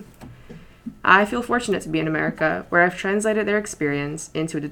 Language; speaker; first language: English; early bilingual, other home language; Polish